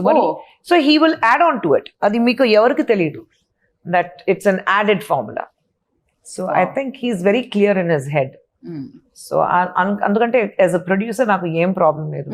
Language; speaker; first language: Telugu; non-native, fluent; Hindi